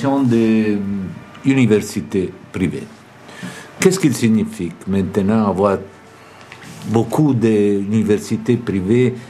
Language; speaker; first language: French; non-native, fluent; Italian